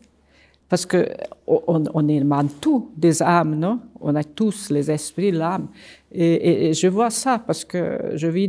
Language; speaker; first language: French; non-native, fluent; Hungarian